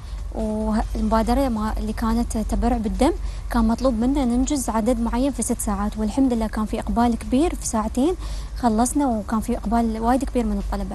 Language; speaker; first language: Arabic; native; Arabic